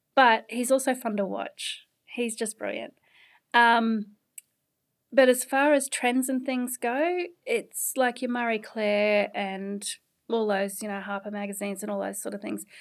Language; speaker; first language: English; native; English